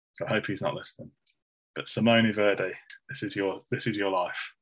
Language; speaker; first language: English; native; English